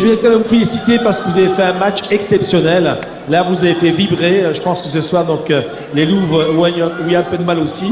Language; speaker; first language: French; native; French